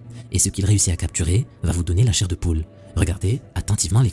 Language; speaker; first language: French; native; French